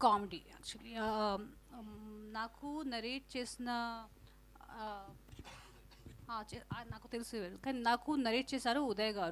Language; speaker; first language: Telugu; non-native, fluent; Hindi